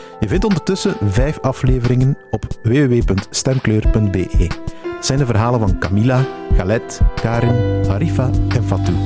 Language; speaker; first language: Dutch; native; Dutch